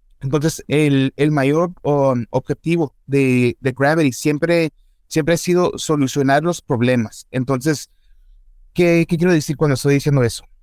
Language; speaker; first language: Spanish; early bilingual, heritage; Spanish